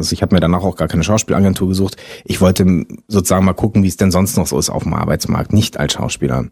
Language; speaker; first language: German; early bilingual, other home language; French